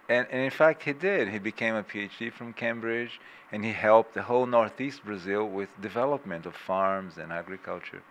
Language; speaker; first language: English; non-native, fluent; Portuguese